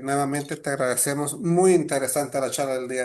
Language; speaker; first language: Spanish; native; Spanish